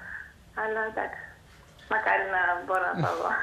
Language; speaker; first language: Greek; early bilingual, heritage; Greek